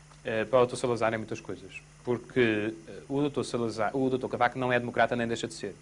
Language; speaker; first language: Portuguese; native; Portuguese